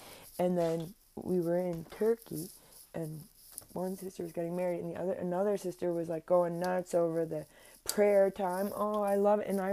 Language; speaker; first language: English; native; English